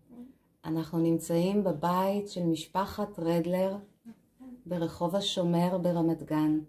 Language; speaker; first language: Hebrew; native; Hebrew